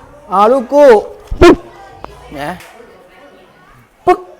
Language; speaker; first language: Japanese; non-native, learner; Thai